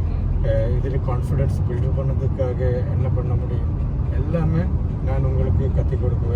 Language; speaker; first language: Tamil; non-native, learner; Malayalam